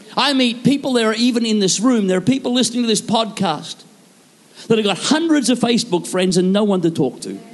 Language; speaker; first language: English; native; English